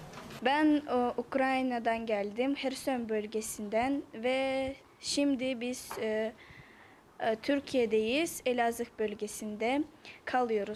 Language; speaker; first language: Turkish; early bilingual, heritage; Turkish